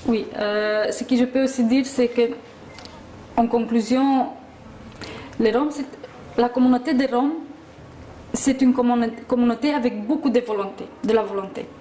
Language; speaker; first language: French; non-native, fluent; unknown